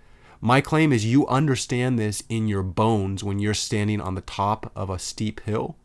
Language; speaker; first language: English; native; English